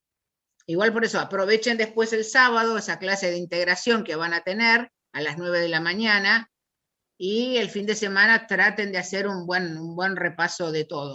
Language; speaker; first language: Spanish; native; Spanish